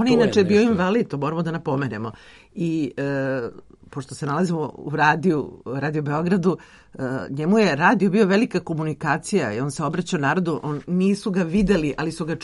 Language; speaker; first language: Serbian; native; Serbian